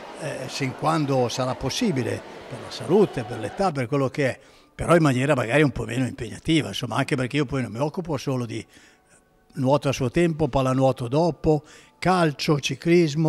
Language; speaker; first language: Italian; native; Italian